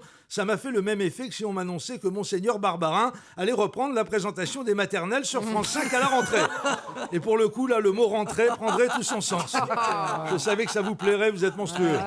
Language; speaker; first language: French; native; French